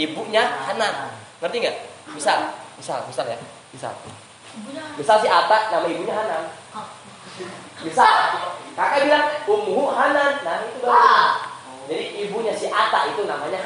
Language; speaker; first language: Indonesian; native; Indonesian